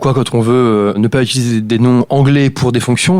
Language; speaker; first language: French; native; French